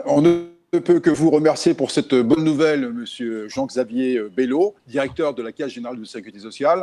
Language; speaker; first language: French; native; French